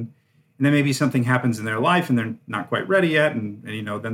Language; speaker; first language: English; native; English